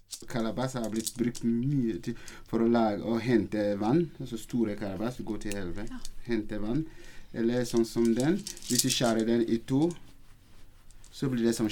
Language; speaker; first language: Norwegian; non-native, fluent; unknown